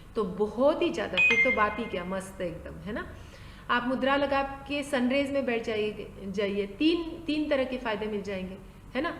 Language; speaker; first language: Hindi; non-native, local second language; Marathi